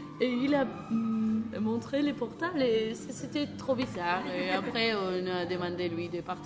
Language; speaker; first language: French; non-native, learner; Spanish